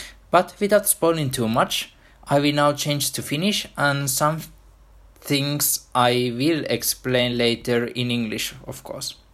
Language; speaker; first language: English; non-native, fluent; Finnish